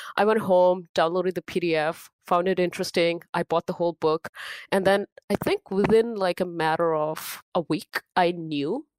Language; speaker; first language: English; non-native, local second language; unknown